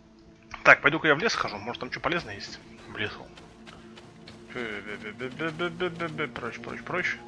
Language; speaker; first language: Russian; native; Russian